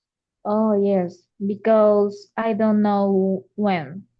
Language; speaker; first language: English; non-native, learner; Spanish